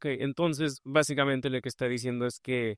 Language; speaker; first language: Spanish; early bilingual, heritage; Spanish